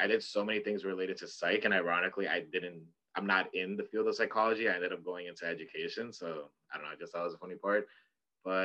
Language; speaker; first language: English; native; English